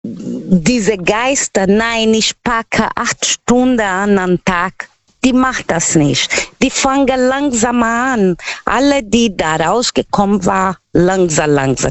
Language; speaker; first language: German; non-native, learner; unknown